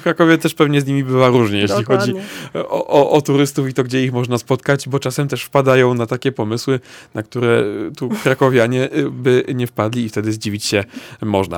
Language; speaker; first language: Polish; native; Polish